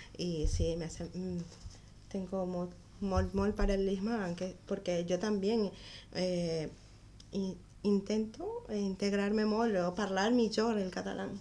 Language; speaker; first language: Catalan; non-native, learner; Spanish